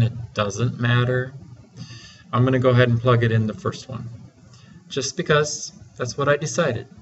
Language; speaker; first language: English; native; English